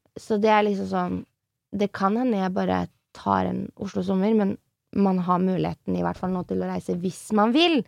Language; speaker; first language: Norwegian; early bilingual, other home language; French